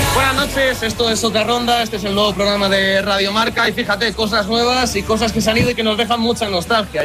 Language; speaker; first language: Spanish; native; Spanish